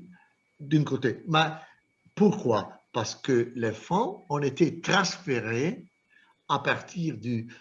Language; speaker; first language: French; non-native, fluent; Italian